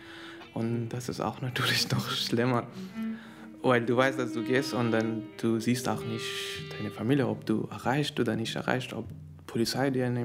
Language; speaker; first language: German; non-native, learner; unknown